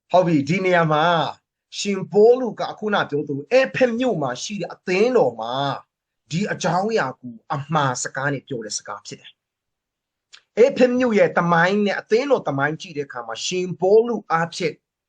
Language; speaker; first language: Burmese; non-native, local second language; Hakha Chin